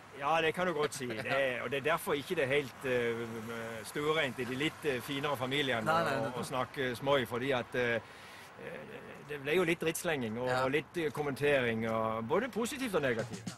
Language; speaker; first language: Norwegian; native; Norwegian